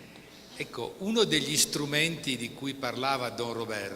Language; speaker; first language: Italian; native; Italian